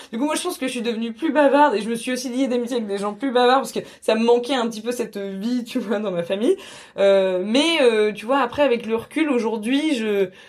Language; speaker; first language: French; native; French